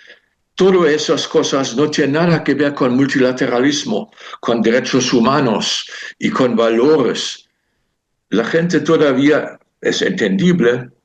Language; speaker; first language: Spanish; non-native, fluent; German